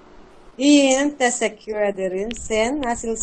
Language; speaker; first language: Turkish; non-native, learner; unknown